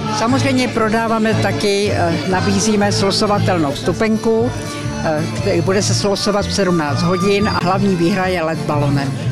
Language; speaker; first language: Czech; native; Czech